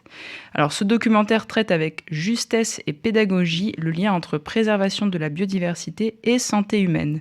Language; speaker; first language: French; native; French